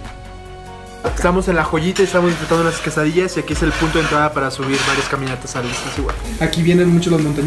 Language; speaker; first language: Spanish; native; Spanish